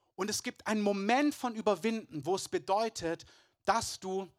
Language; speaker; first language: German; native; German